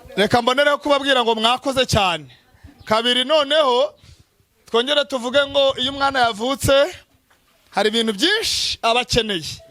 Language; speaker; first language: Kinyarwanda; native; Kinyarwanda